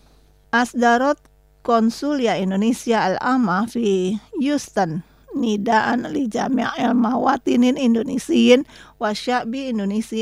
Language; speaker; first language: Arabic; non-native, fluent; Indonesian